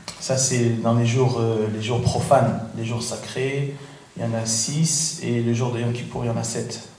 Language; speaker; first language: French; non-native, fluent; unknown